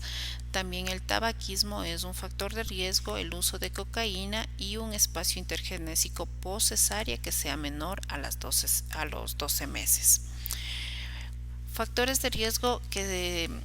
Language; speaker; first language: Spanish; native; Spanish